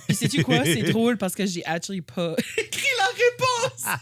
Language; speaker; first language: French; native; French